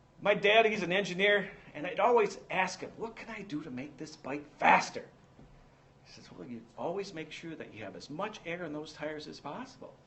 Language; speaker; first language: English; native; English